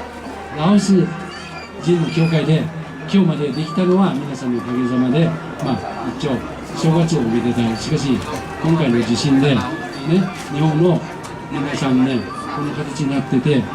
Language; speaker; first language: Japanese; non-native, fluent; Lao